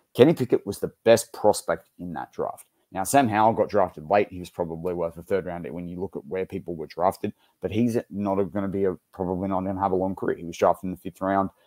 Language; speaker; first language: English; native; English